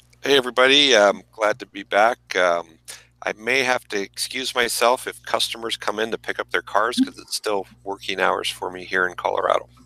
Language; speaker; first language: English; native; English